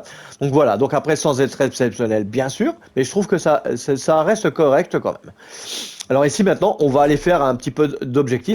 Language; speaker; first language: French; native; French